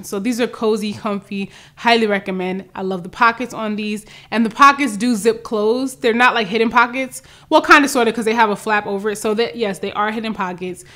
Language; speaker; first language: English; native; English